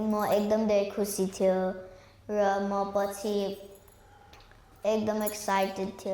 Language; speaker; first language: Nepali; early bilingual, heritage; Nepali